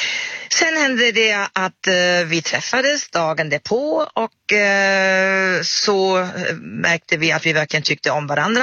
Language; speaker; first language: Swedish; non-native, fluent; German